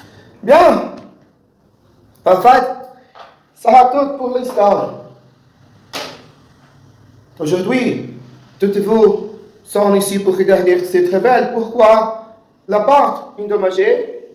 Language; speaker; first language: French; non-native, learner; Portuguese